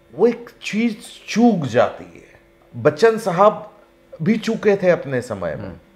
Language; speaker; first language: Hindi; native; Hindi